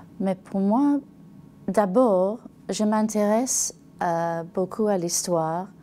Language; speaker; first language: French; non-native, learner; English